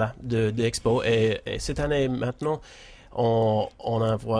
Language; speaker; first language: French; non-native, learner; English